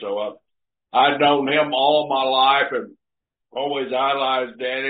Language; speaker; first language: English; native; English